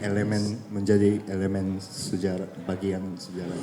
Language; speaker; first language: Indonesian; early bilingual, heritage; Japanese